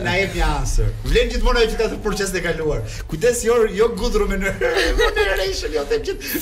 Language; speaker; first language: Albanian; native; Albanian